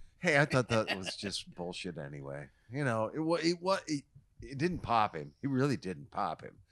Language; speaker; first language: English; native; English